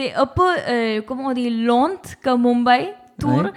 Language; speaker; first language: French; non-native, learner; Hindi